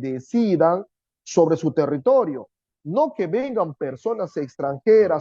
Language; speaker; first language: Spanish; native; Spanish